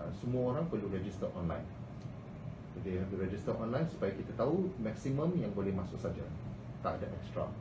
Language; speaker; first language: Malay; non-native, local second language; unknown